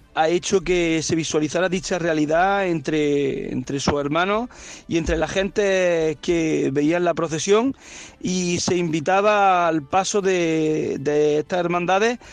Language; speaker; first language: Spanish; native; Spanish